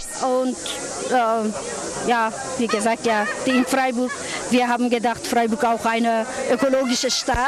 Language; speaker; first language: German; non-native, learner; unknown